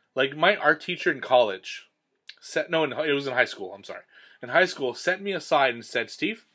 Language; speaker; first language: English; native; English